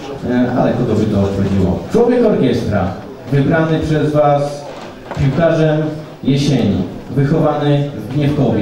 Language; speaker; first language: Polish; native; Polish